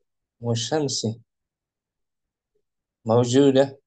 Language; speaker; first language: Arabic; non-native, fluent; Indonesian